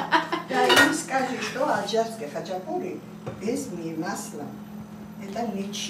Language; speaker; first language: Russian; non-native, learner; Georgian